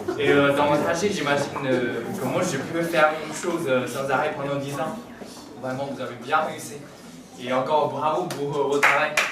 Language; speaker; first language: French; non-native, fluent; Chinese